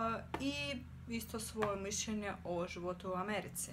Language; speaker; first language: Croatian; non-native, fluent; Russian